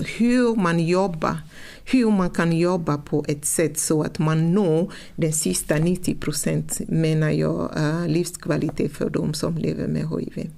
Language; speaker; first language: Swedish; non-native, fluent; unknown